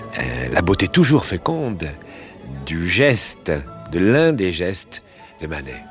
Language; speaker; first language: French; native; French